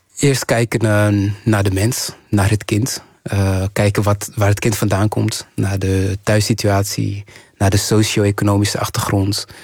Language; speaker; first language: Dutch; early bilingual, other home language; Kinyarwanda